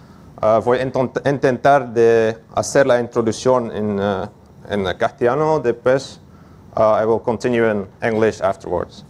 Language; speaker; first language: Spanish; non-native, learner; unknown